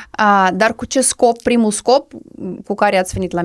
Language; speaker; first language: Romanian; non-native, local second language; Russian